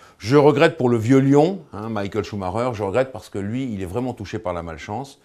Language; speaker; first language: French; native; French